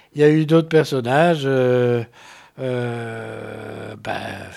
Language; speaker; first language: French; native; French